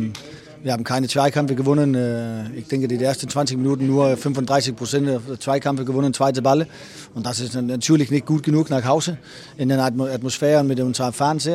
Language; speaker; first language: German; non-native, learner; Danish